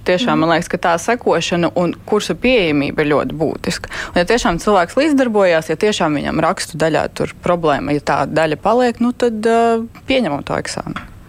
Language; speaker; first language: Latvian; non-native, local second language; Russian